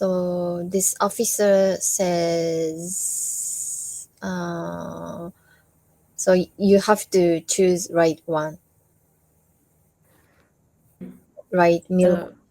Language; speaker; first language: English; non-native, learner; Japanese